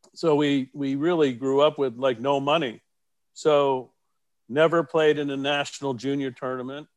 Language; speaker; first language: English; native; English